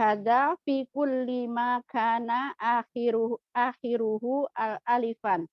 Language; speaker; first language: Arabic; non-native, learner; Indonesian